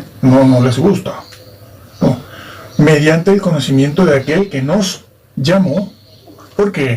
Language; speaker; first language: Spanish; native; Spanish